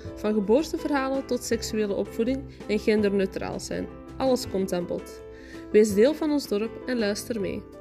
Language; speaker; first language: Dutch; native; Dutch